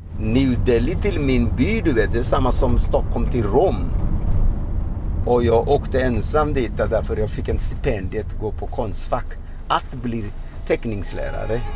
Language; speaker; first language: Swedish; non-native, fluent; Odia